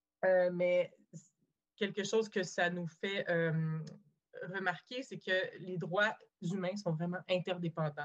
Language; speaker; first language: French; native; French